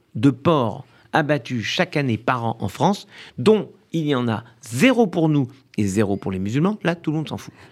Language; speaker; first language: French; native; French